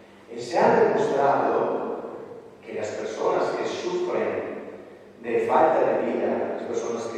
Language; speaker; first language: Spanish; non-native, fluent; Italian